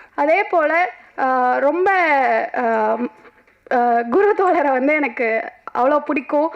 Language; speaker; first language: Tamil; native; Tamil